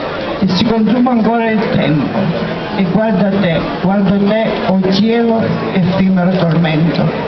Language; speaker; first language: Italian; native; Italian